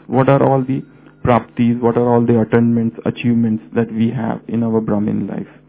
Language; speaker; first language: English; non-native, local second language; Marathi